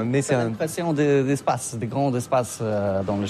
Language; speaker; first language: French; non-native, learner; Polish